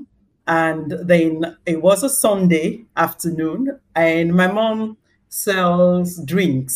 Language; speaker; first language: English; non-native, local second language; Krio